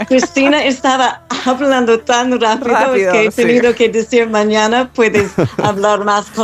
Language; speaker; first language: Spanish; non-native, fluent; English